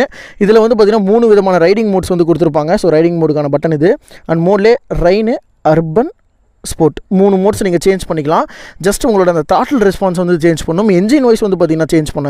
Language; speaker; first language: Tamil; native; Tamil